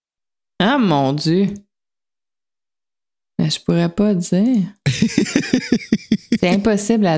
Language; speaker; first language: French; native; French